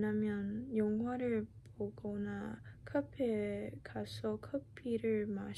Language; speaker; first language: Korean; non-native, learner; Chinese